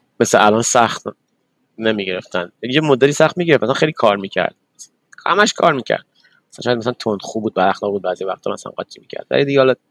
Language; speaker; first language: Persian; early bilingual, other home language; English